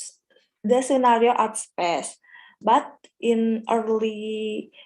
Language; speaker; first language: English; non-native, learner; Indonesian